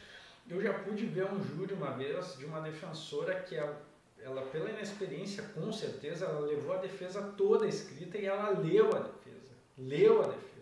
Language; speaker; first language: Portuguese; native; Portuguese